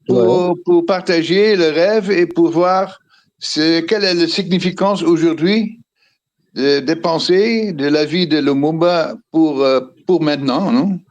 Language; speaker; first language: French; non-native, fluent; Dutch